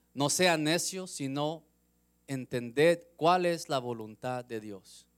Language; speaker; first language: Spanish; early bilingual, heritage; Spanish